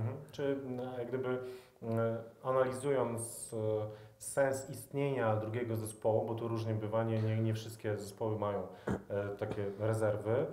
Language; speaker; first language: Polish; native; Polish